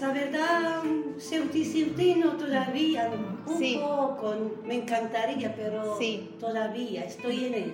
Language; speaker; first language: Spanish; non-native, learner; Arabic